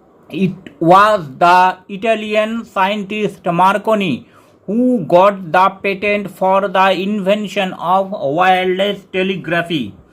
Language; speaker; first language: English; non-native, local second language; Bangla